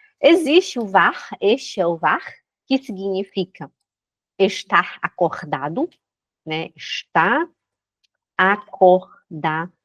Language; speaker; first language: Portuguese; native; Portuguese